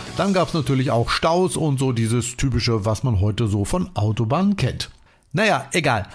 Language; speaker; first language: German; native; German